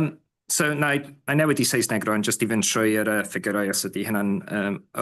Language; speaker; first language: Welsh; native; Welsh